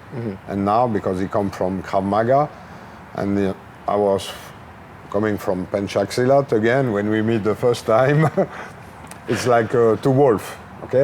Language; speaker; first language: English; non-native, learner; French